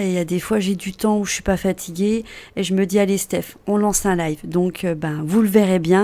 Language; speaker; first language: French; native; French